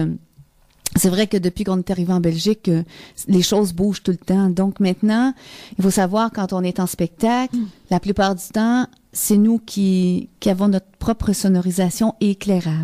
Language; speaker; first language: French; native; French